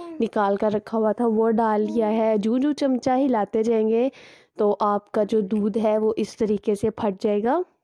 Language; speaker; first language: Hindi; native; Hindi